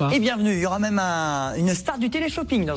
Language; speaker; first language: French; native; French